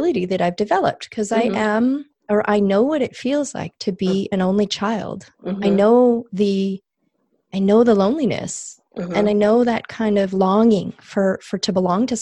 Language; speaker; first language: English; native; English